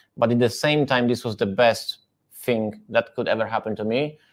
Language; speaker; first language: English; non-native, fluent; Polish